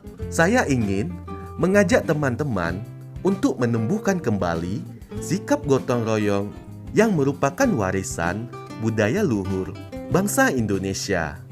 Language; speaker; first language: Indonesian; native; Indonesian